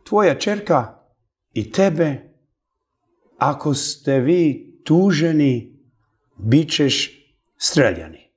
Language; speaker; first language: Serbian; early bilingual, heritage; Serbian